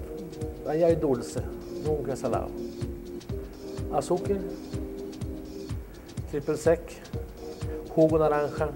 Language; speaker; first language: Spanish; non-native, learner; Swedish